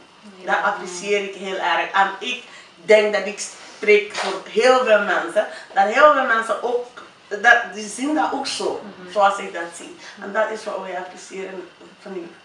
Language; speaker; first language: Dutch; non-native, fluent; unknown